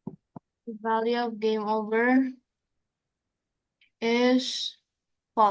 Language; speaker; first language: English; non-native, learner; Indonesian